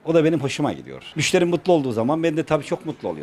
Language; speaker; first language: Turkish; native; Turkish